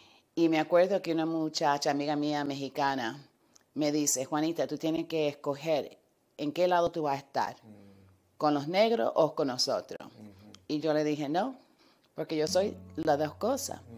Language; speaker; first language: Spanish; early bilingual, heritage; Spanish